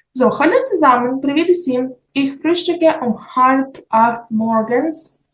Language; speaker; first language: German; non-native, learner; Ukrainian